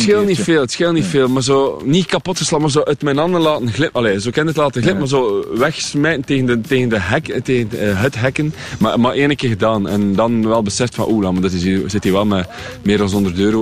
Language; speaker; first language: Dutch; native; Dutch